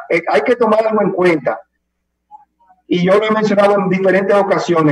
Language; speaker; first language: Spanish; native; Spanish